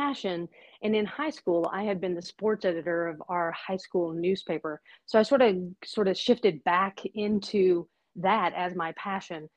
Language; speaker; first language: English; native; English